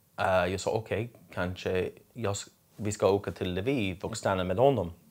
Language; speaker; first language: Swedish; non-native, learner; English